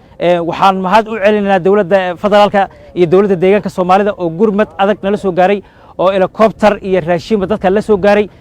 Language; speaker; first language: Somali; native; Somali